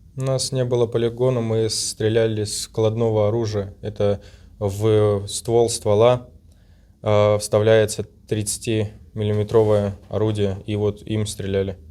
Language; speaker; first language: Russian; native; Russian